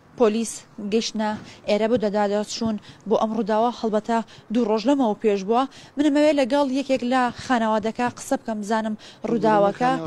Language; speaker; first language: Central Kurdish; native; Central Kurdish